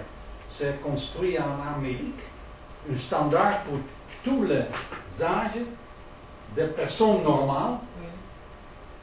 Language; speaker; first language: French; non-native, learner; Dutch